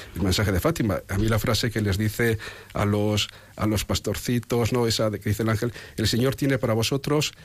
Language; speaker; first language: Spanish; native; Spanish